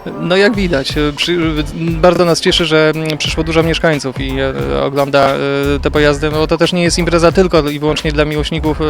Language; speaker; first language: Polish; native; Polish